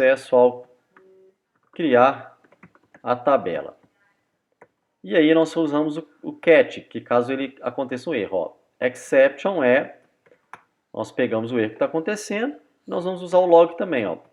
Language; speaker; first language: Portuguese; native; Portuguese